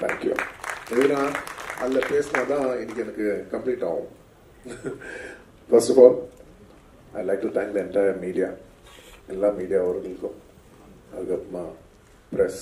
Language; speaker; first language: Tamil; non-native, local second language; Telugu